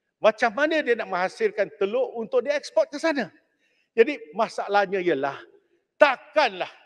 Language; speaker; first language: Malay; non-native, local second language; Chinese